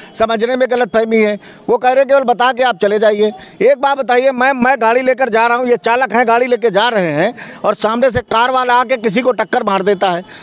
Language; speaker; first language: Hindi; native; Hindi